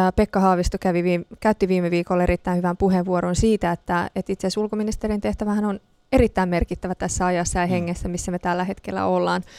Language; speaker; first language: Finnish; early bilingual, other home language; Persian